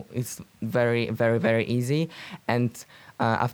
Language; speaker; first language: English; non-native, learner; Polish